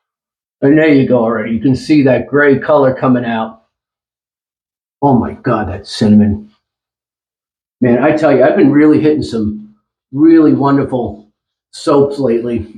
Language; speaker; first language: English; native; English